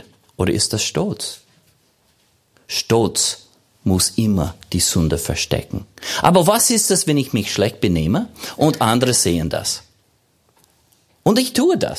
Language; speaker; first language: German; non-native, fluent; English